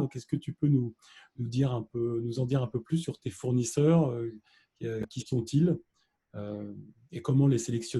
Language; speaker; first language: French; native; French